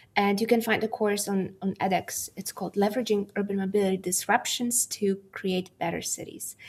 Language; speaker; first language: English; non-native, fluent; Polish